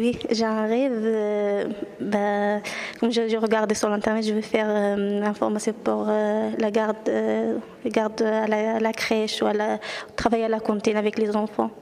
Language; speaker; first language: French; non-native, learner; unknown